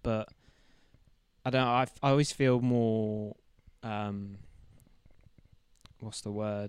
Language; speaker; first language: English; native; English